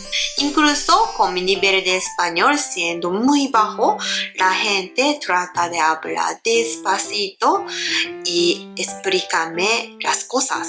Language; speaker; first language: Spanish; non-native, learner; Japanese